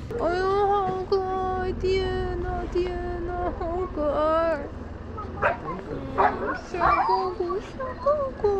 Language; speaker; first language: Chinese; non-native, fluent; Polish